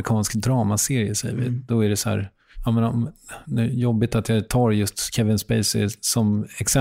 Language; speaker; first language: Swedish; native; Swedish